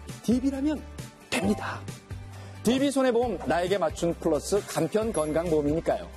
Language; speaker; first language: Korean; native; Korean